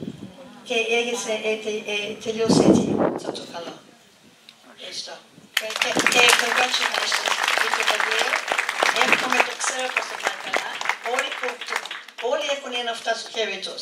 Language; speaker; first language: Greek; early bilingual, heritage; English